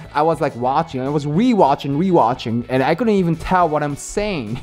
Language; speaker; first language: English; non-native, fluent; Japanese